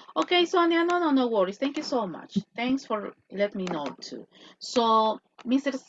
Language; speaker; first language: English; non-native, fluent; Spanish